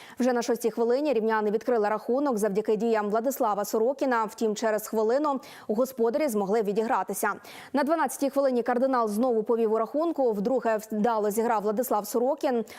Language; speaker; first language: Ukrainian; native; Ukrainian